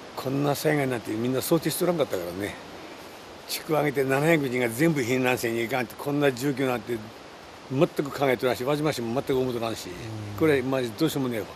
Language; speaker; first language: Japanese; native; Japanese